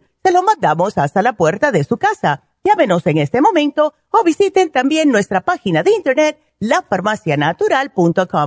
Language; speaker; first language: Spanish; native; Spanish